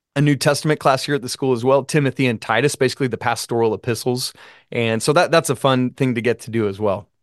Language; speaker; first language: English; native; English